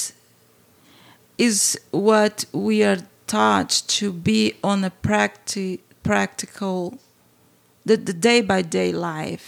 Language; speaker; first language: English; non-native, fluent; Portuguese